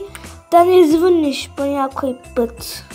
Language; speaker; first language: Bulgarian; early bilingual, heritage; Bulgarian